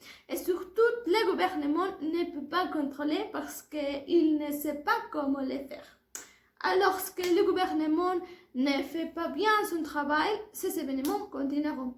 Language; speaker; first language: French; non-native, learner; Spanish